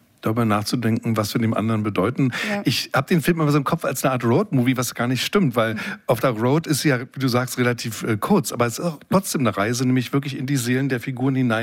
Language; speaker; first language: German; native; German